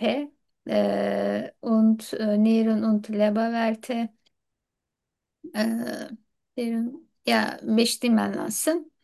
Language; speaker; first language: German; non-native, learner; Turkish